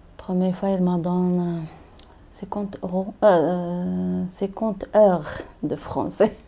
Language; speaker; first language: French; non-native, learner; Arabic